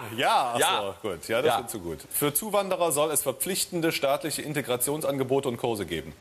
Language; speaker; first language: German; native; German